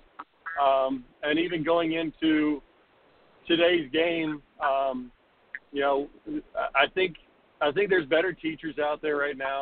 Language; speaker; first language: English; native; English